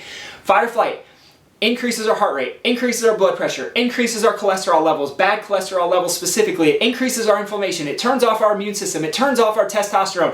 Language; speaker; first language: English; native; English